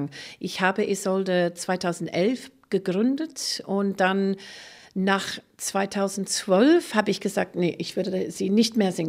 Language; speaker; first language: German; non-native, fluent; English